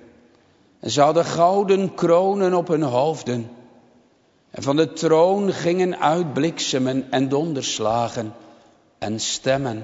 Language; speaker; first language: Dutch; native; Dutch